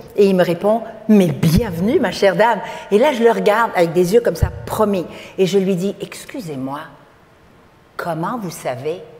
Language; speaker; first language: French; native; French